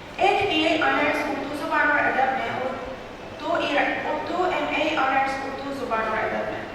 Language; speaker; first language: Urdu; non-native, fluent; Persian